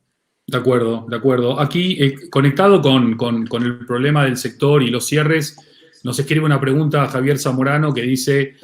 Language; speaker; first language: Spanish; native; Spanish